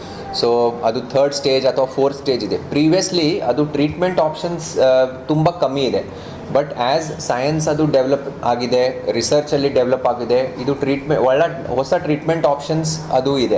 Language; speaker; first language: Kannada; non-native, learner; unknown